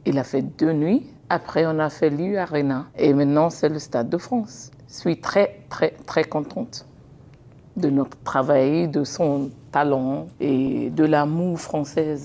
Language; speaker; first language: French; non-native, fluent; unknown